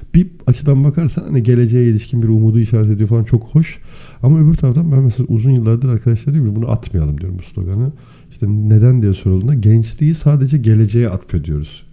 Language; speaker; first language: Turkish; native; Turkish